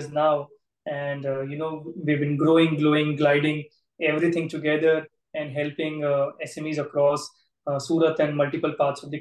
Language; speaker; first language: English; non-native, local second language; Gujarati